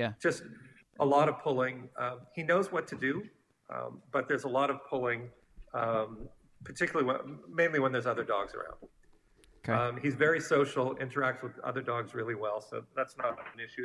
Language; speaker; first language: English; native; English